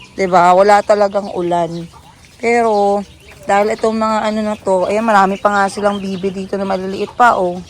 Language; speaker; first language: Filipino; non-native, local second language; Hiligaynon